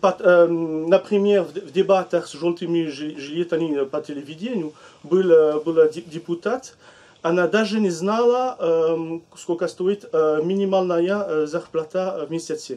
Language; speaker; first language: Russian; non-native, learner; French